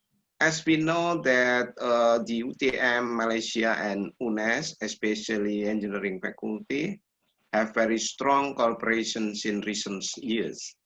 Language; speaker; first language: English; non-native, learner; Indonesian